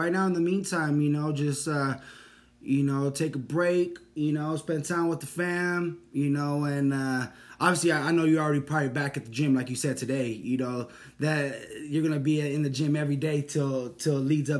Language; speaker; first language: English; native; English